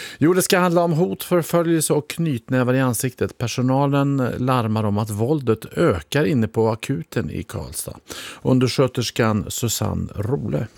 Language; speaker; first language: Swedish; native; Swedish